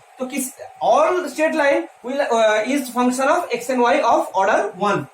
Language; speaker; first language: Hindi; non-native, local second language; Bangla